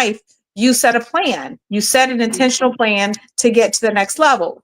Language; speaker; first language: English; native; English